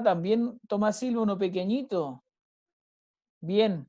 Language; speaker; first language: Spanish; native; Spanish